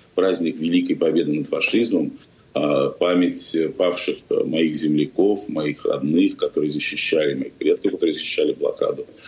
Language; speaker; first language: Russian; native; Russian